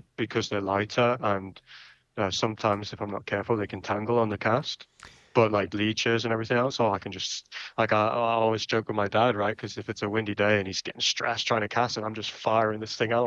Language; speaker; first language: English; native; English